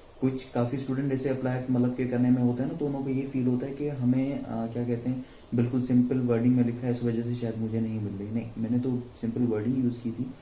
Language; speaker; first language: Urdu; non-native, local second language; Sindhi